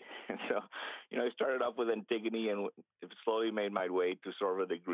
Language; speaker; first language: English; early bilingual, other home language; Spanish